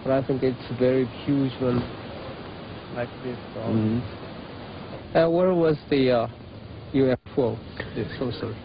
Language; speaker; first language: English; non-native, fluent; Japanese